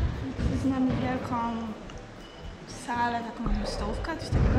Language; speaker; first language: Polish; native; Polish